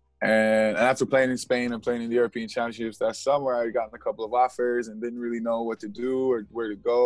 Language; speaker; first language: English; native; English